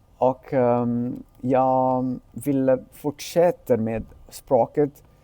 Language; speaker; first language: Swedish; non-native, learner; Sinhala